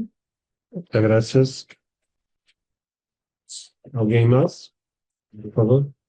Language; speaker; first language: Spanish; non-native, fluent; Portuguese